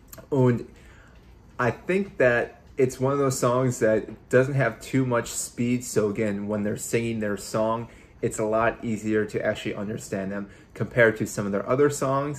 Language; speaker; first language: English; native; English